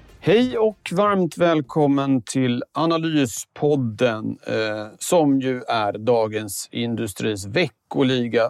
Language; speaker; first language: Swedish; native; Swedish